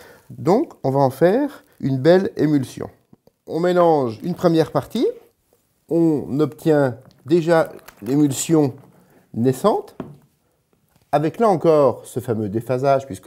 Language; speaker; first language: French; native; French